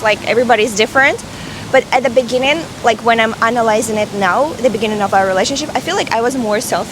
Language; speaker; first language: English; non-native, fluent; Russian